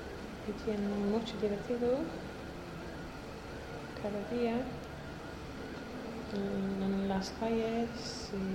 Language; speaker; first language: Spanish; non-native, learner; Swedish